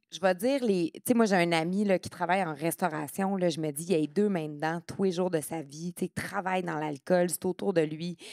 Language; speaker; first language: French; native; French